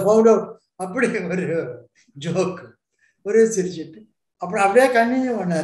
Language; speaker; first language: Tamil; non-native, local second language; Telugu